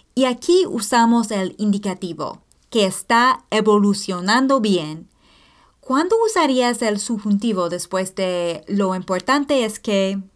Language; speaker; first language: Spanish; non-native, fluent; English